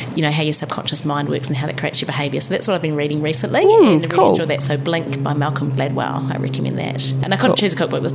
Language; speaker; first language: English; native; English